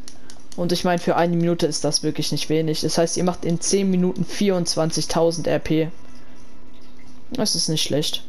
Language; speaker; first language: German; native; German